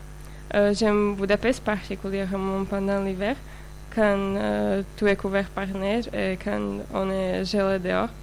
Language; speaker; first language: French; non-native, fluent; Slovak